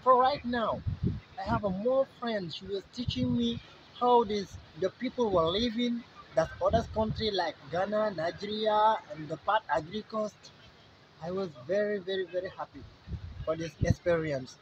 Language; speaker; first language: English; non-native, learner; Wolof